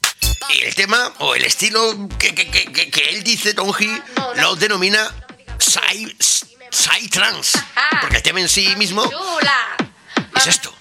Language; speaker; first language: Spanish; native; Spanish